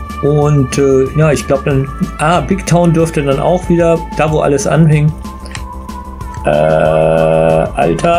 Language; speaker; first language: German; native; German